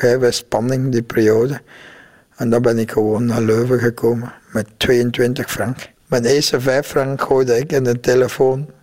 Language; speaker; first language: Dutch; non-native, fluent; Vietnamese